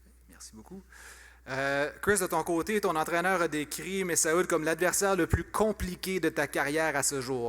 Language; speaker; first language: French; native; French